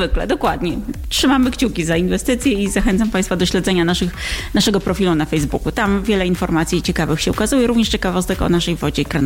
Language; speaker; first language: Polish; native; Polish